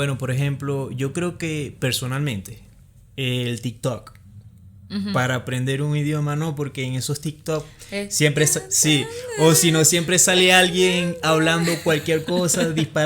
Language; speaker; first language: Spanish; native; Spanish